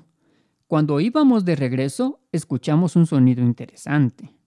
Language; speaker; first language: Spanish; native; Spanish